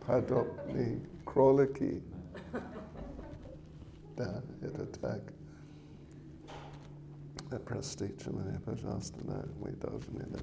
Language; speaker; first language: Russian; non-native, learner; English